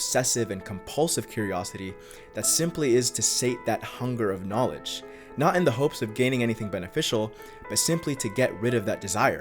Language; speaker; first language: English; native; English